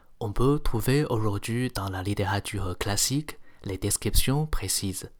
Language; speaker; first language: French; non-native, fluent; Chinese